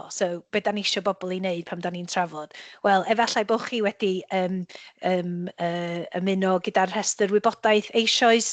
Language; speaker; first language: Welsh; native; Welsh